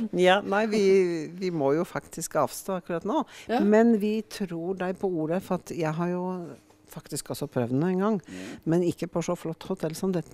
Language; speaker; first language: Norwegian; native; Norwegian